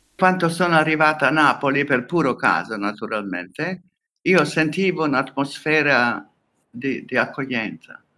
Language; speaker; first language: Italian; non-native, fluent; Hungarian